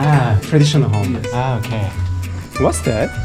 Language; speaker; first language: English; non-native, learner; Korean